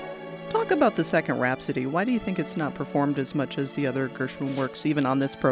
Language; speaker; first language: English; native; English